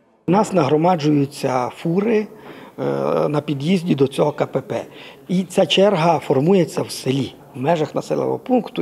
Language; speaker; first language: Ukrainian; native; Ukrainian